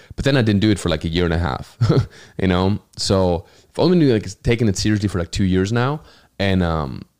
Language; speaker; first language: English; non-native, fluent; German